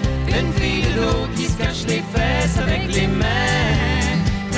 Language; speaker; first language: French; native; French